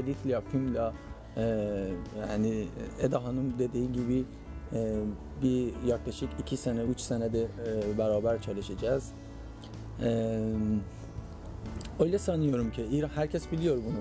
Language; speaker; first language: Turkish; non-native, fluent; Persian